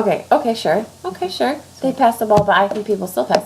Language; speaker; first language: English; native; English